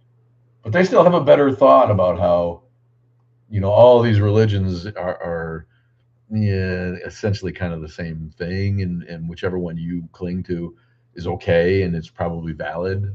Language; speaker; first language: English; native; English